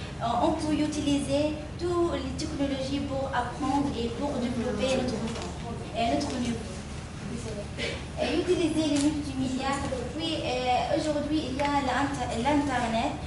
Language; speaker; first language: French; non-native, fluent; Arabic